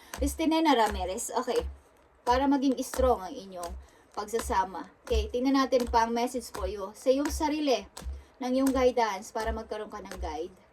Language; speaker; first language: Filipino; non-native, local second language; Bikol